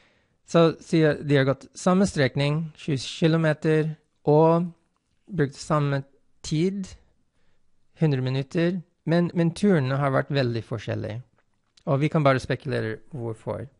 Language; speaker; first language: Norwegian; non-native, fluent; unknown